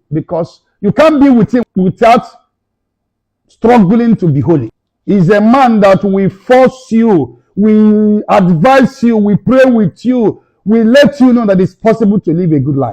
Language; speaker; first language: English; non-native, local second language; Igbo